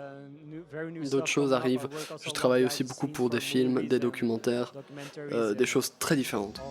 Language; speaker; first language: French; non-native, local second language; Dutch